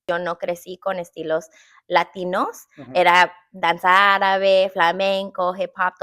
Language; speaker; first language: Spanish; early bilingual, heritage; English